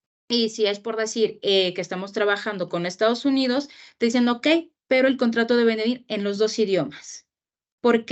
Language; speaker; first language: Spanish; native; Spanish